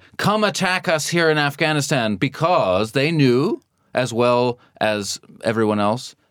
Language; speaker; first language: English; native; English